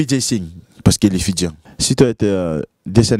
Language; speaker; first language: French; non-native, learner; Fijian